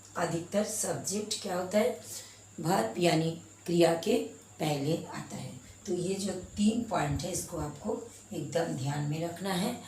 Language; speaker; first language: Hindi; native; Hindi